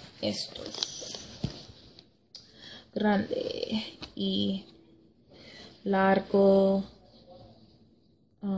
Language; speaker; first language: Spanish; non-native, learner; English